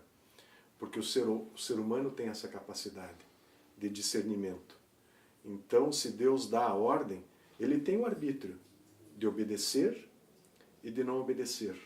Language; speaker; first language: Portuguese; native; Portuguese